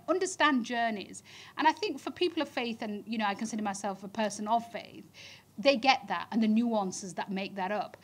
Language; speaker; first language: English; native; English